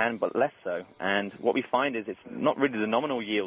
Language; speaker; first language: English; native; English